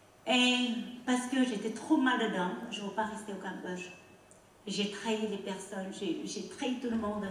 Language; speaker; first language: French; non-native, learner; Khmer